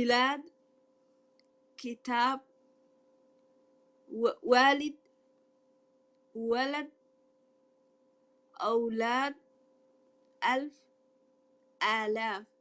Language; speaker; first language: Arabic; non-native, learner; English